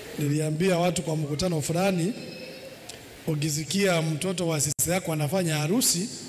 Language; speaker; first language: Swahili; non-native, local second language; Gusii